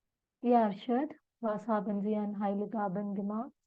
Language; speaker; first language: German; non-native, fluent; Malayalam